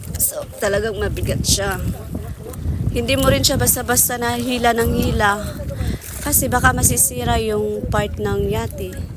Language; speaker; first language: Filipino; non-native, local second language; Cebuano